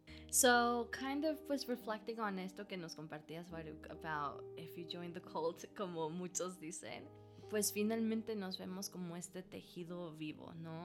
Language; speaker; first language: Spanish; early bilingual, heritage; Spanish